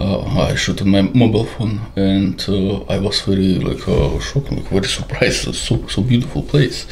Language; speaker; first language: English; non-native, learner; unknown